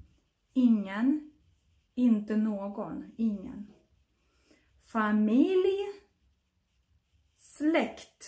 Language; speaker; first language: Swedish; non-native, fluent; Russian